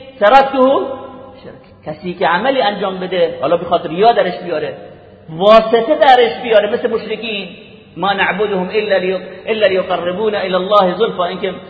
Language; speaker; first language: Persian; native; Persian